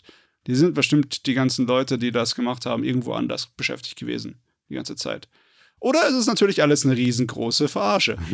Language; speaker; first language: German; native; German